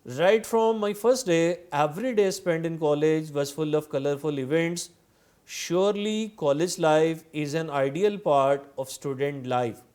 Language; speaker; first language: English; non-native, local second language; Urdu